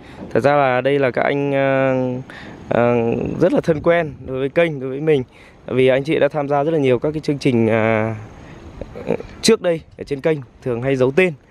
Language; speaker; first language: Vietnamese; native; Vietnamese